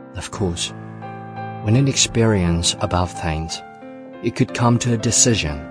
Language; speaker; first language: English; non-native, fluent; Chinese